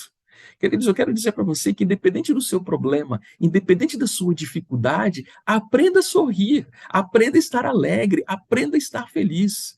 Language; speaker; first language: Portuguese; native; Portuguese